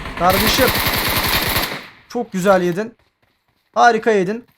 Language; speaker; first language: Turkish; native; Turkish